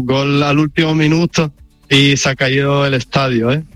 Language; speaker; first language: Spanish; non-native, fluent; Italian